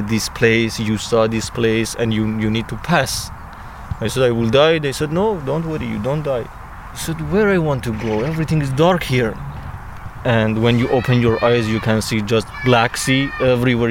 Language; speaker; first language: English; non-native, learner; Persian